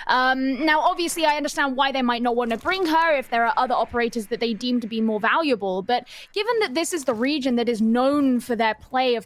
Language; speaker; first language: English; native; English